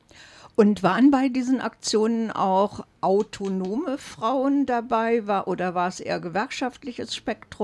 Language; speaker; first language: German; native; German